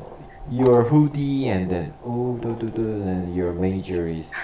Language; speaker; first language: English; non-native, learner; Korean